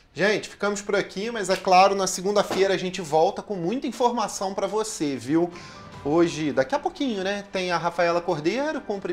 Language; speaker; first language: Portuguese; native; Portuguese